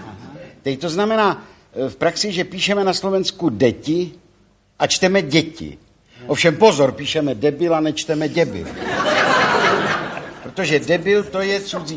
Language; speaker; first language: Czech; native; Czech